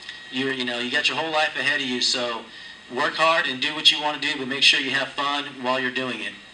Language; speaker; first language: English; early bilingual, other home language; Spanish